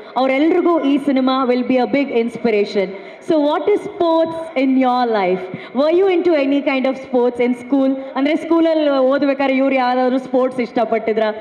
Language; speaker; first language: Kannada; native; Kannada